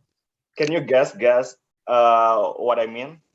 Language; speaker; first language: English; non-native, learner; Indonesian